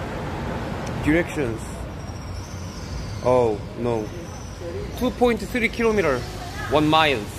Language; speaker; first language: English; non-native, learner; Korean